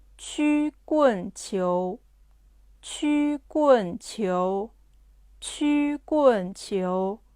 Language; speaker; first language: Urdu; non-native, fluent; Chinese